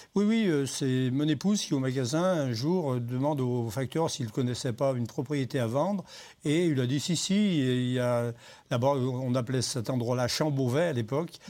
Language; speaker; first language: French; native; French